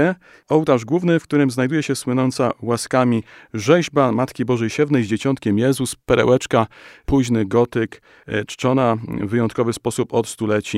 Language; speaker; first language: Polish; native; Polish